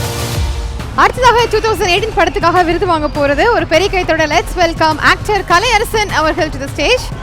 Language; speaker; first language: Tamil; native; Tamil